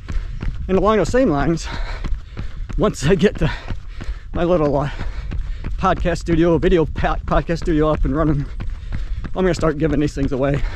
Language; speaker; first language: English; native; English